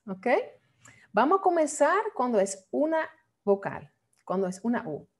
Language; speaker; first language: Spanish; non-native, fluent; Dutch